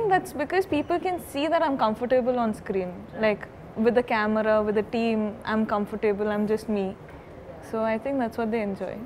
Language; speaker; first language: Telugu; non-native, local second language; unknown